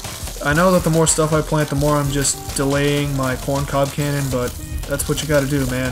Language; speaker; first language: English; native; English